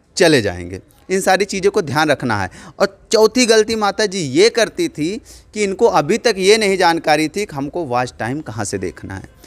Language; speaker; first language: Hindi; native; Hindi